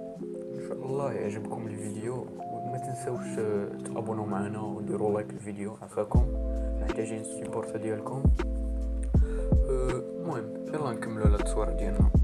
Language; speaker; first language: Arabic; native; Arabic